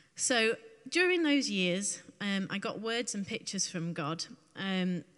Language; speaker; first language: English; native; English